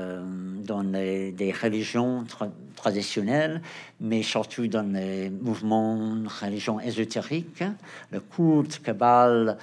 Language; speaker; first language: French; non-native, fluent; Portuguese